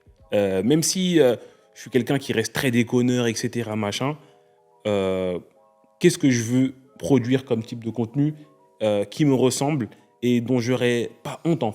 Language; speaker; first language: French; native; French